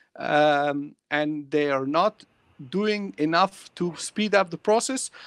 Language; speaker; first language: English; early bilingual, other home language; Persian